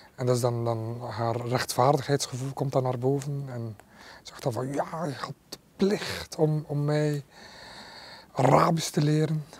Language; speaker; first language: Dutch; early bilingual, other home language; Arabic